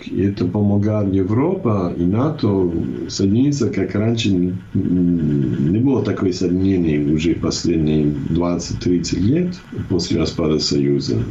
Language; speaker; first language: Russian; non-native, fluent; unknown